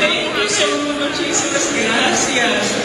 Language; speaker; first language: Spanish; non-native, learner; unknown